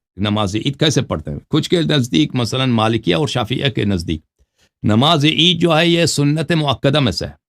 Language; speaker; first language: Urdu; non-native, fluent; Persian